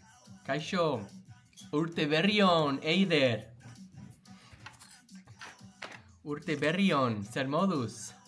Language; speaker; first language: Basque; non-native, learner; English